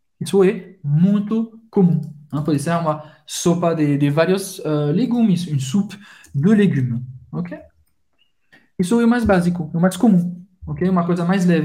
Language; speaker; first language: Portuguese; non-native, fluent; French